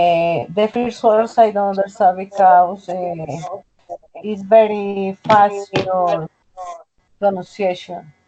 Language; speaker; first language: English; non-native, learner; Spanish